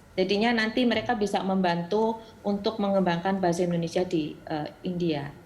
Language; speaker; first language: Indonesian; native; Indonesian